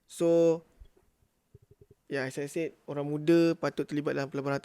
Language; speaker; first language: Malay; native; Malay